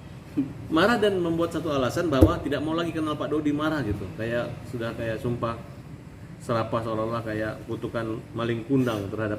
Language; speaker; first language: Indonesian; native; Indonesian